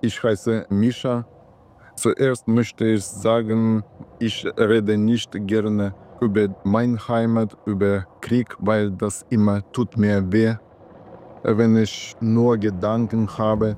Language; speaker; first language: German; non-native, learner; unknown